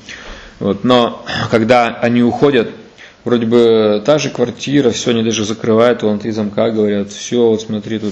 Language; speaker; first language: Russian; native; Russian